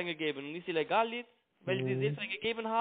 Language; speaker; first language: German; non-native, learner; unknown